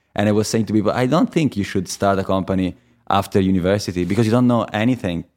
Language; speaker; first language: English; non-native, fluent; Italian